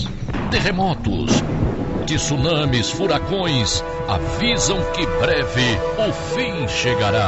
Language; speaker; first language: Portuguese; native; Portuguese